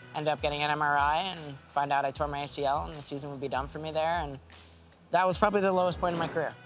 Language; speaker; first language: English; native; English